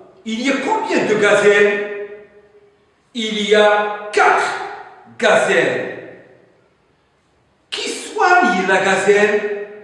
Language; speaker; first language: French; non-native, local second language; Arabic